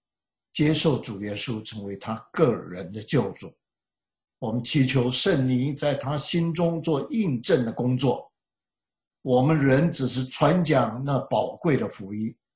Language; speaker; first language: Chinese; native; Chinese